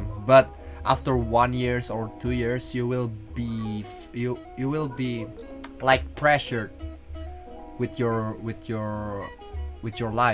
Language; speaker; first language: English; non-native, learner; Indonesian